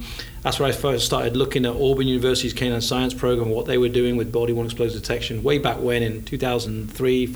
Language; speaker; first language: English; native; English